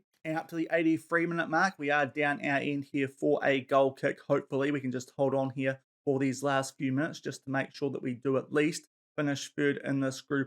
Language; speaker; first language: English; native; English